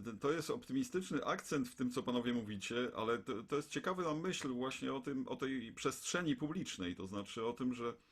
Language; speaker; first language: Polish; native; Polish